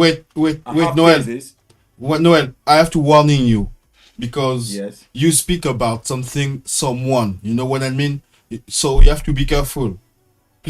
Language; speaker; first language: English; non-native, learner; French